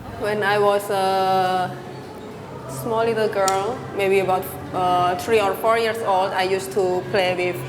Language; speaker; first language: English; non-native, learner; Indonesian